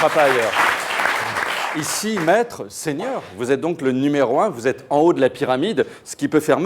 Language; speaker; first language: French; native; French